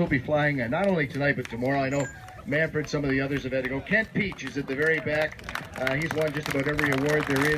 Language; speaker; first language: English; native; English